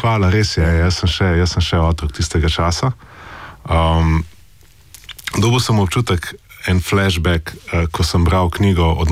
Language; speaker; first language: Slovenian; native; Slovenian